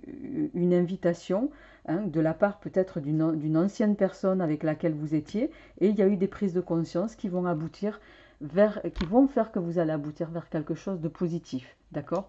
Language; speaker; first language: French; native; French